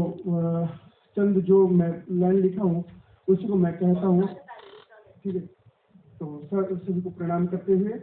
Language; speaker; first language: Hindi; native; Hindi